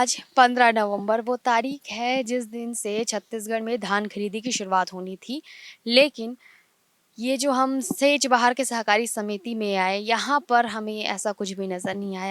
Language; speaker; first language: Hindi; native; Hindi